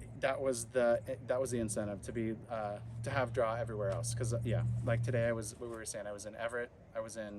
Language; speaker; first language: English; native; English